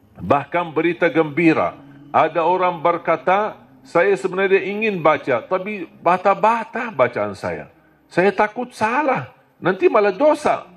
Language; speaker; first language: Malay; non-native, fluent; Arabic